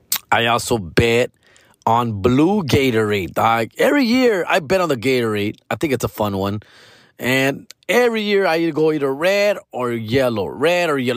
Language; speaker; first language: English; early bilingual, other home language; Spanish